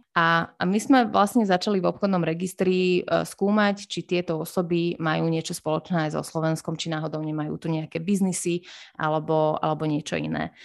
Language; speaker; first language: Slovak; native; Slovak